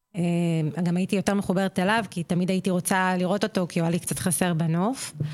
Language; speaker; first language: Hebrew; native; Hebrew